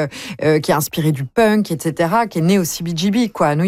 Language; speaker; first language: French; native; French